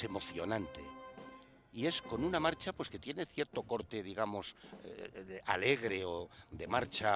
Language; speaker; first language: Spanish; native; Spanish